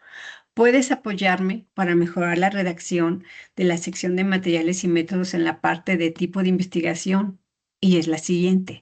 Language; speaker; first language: Spanish; native; Spanish